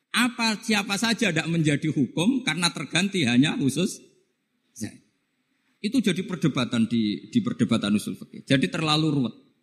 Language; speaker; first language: Indonesian; non-native, local second language; Javanese